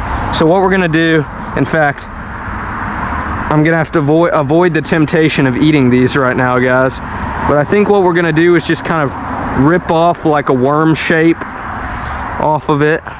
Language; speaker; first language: English; native; English